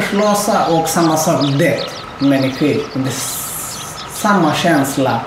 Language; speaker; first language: Swedish; non-native, learner; Bangla